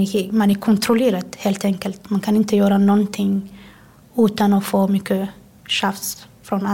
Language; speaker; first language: Swedish; non-native, fluent; Somali